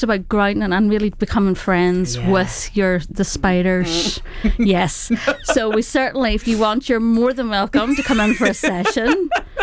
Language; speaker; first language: English; native; English